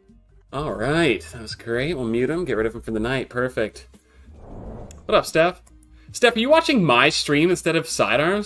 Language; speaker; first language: English; native; English